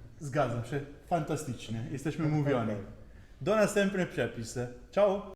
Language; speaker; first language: Polish; non-native, learner; Italian